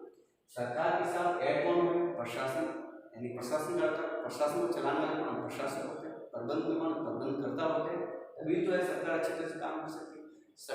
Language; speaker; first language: Hindi; native; Hindi